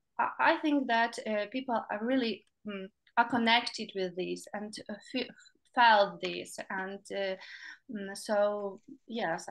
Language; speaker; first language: English; non-native, learner; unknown